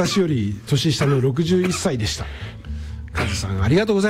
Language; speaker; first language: Japanese; native; Japanese